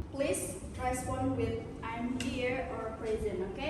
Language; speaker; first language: English; non-native, fluent; Indonesian